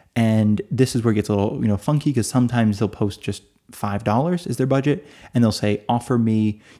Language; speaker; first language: English; native; English